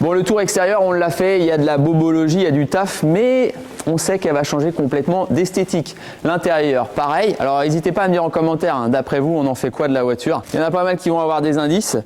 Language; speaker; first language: French; native; French